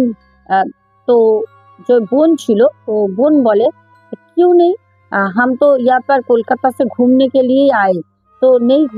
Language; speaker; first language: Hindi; non-native, local second language; Bangla